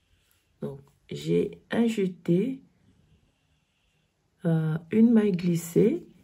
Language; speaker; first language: French; native; French